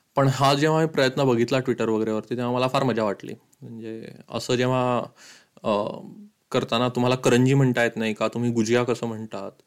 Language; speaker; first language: Marathi; early bilingual, heritage; Marathi